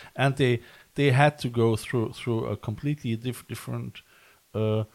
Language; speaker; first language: English; non-native, fluent; German